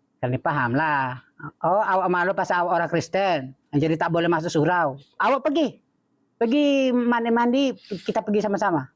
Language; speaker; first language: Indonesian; non-native, local second language; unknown